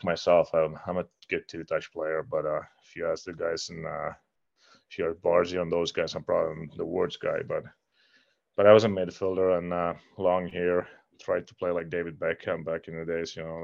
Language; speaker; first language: English; non-native, fluent; Finnish